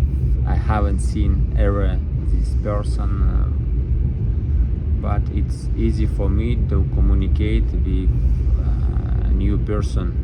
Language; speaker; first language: English; non-native, learner; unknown